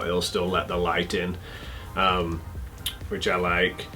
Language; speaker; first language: English; native; English